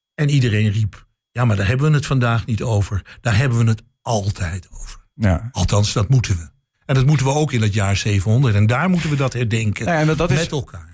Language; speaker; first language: Dutch; native; Dutch